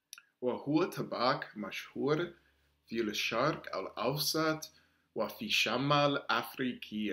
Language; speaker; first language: Arabic; non-native, learner; English